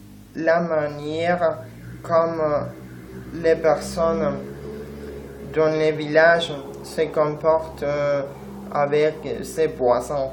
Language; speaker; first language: French; non-native, learner; Spanish